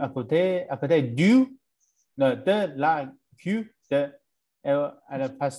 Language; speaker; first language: French; non-native, learner; English